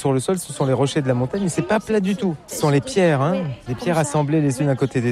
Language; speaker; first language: French; native; French